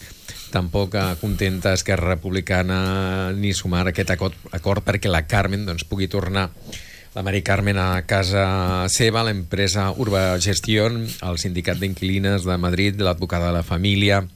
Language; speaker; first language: Catalan; native; Catalan